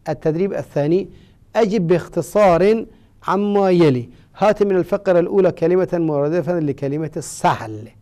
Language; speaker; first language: Arabic; non-native, fluent; Persian